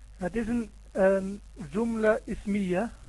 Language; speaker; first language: Arabic; non-native, learner; Dutch